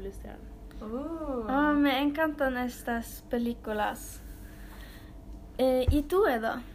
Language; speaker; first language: Spanish; non-native, learner; Norwegian